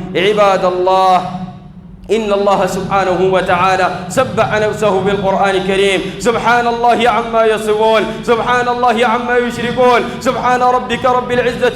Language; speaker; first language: Arabic; native; Arabic